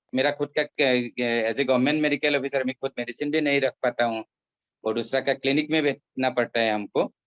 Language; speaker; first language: Hindi; non-native, local second language; Assamese